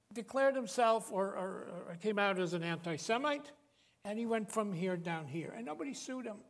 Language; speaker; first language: English; native; English